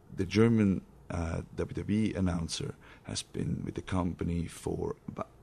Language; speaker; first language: English; non-native, fluent; Swiss German